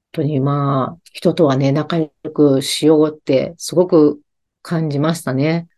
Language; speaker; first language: Japanese; native; Japanese